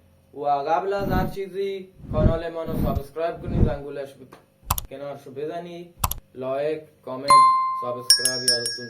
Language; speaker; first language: Persian; non-native, local second language; Baluchi